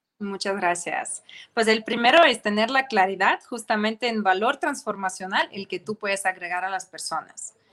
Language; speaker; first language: Spanish; non-native, fluent; Ukrainian